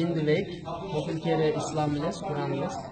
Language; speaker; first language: Dutch; non-native, learner; Uyghur